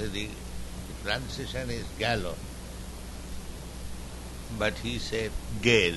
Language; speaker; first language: English; non-native, local second language; Bangla